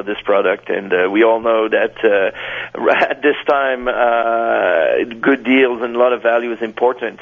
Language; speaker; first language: English; non-native, fluent; French